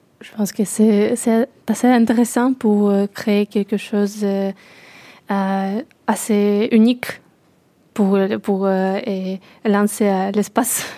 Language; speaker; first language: French; non-native, learner; Russian